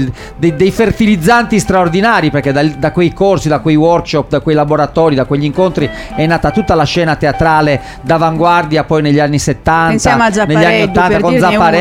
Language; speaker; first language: Italian; native; Italian